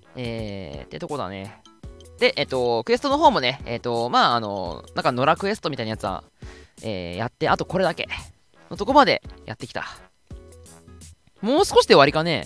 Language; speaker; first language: Japanese; native; Japanese